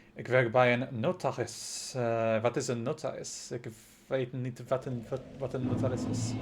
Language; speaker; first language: Dutch; non-native, learner; English